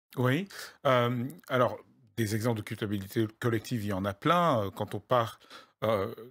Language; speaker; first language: French; native; French